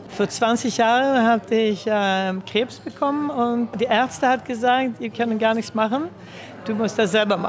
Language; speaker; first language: German; early bilingual, heritage; German